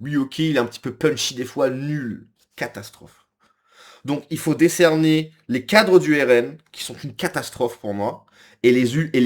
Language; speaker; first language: French; native; French